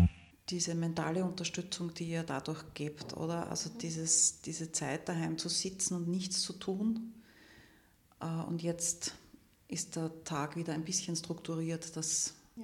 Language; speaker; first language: German; native; German